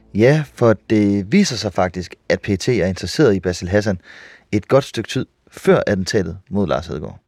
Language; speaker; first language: Danish; native; Danish